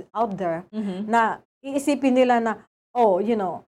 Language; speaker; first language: English; non-native, local second language; Filipino